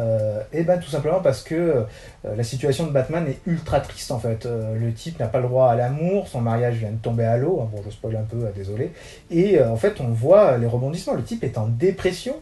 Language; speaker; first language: French; native; French